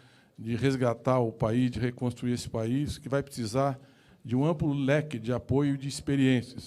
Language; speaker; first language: Portuguese; native; Portuguese